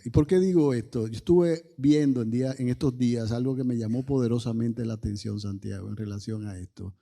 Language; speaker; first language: Spanish; native; Spanish